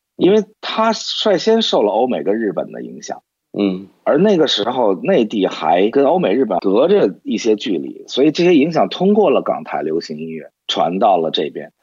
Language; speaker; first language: Chinese; native; Chinese